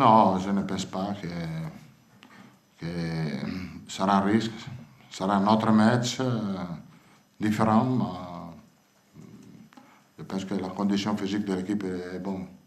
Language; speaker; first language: French; non-native, fluent; Italian